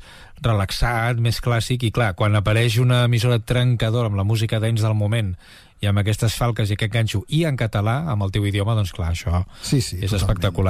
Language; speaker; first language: Catalan; native; Catalan